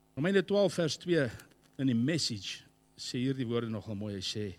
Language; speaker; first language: English; non-native, local second language; Afrikaans